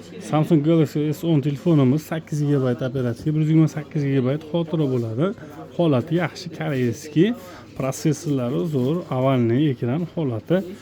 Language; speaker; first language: Uzbek; native; Uzbek